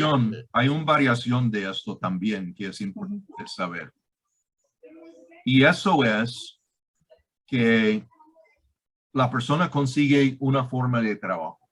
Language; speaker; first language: Spanish; non-native, fluent; English